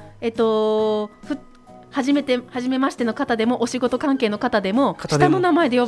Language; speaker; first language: Japanese; native; Japanese